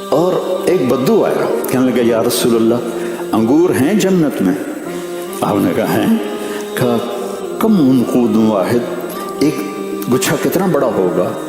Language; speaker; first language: Urdu; non-native, local second language; Punjabi